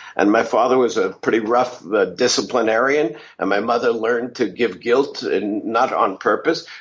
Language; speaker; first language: English; native; English